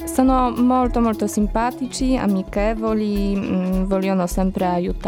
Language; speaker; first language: Italian; non-native, learner; Polish